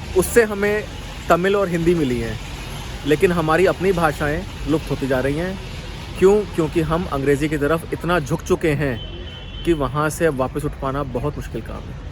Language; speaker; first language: Hindi; native; Hindi